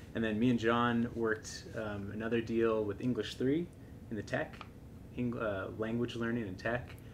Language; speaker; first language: English; native; English